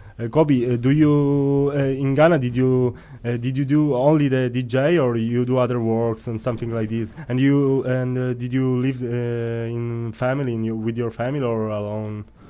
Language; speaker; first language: English; non-native, learner; Italian